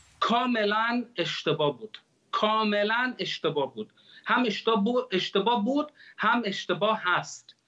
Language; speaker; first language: Persian; early bilingual, heritage; Persian